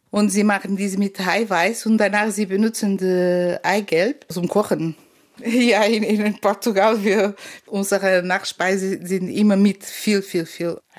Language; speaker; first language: German; non-native, learner; Portuguese